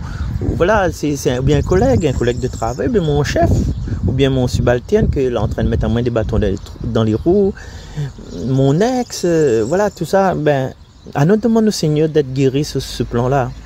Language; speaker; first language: French; non-native, local second language; Réunion Creole French